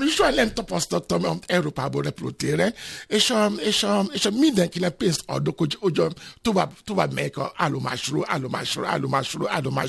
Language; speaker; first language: Hungarian; non-native, fluent; Yoruba